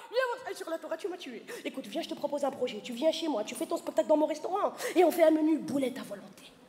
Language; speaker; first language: French; native; French